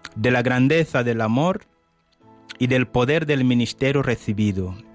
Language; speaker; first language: Spanish; non-native, fluent; Portuguese